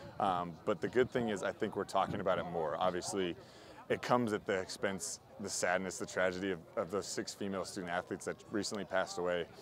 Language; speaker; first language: English; native; English